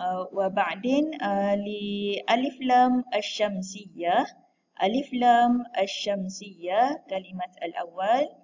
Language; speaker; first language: Arabic; non-native, fluent; Malay